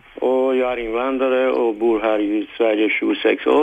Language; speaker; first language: Swedish; non-native, fluent; Persian